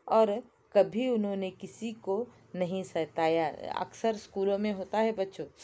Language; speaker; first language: Hindi; non-native, local second language; Kannada